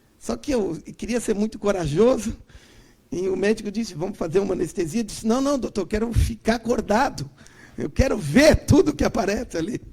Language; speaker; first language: Portuguese; native; Portuguese